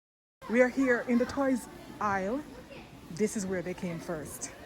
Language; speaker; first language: English; native; English